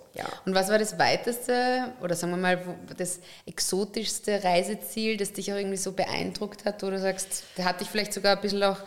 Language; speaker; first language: German; native; German